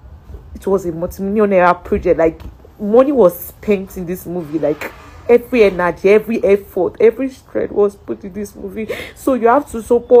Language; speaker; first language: English; non-native, local second language; Yoruba